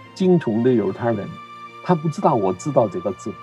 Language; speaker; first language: Chinese; non-native, local second language; Cantonese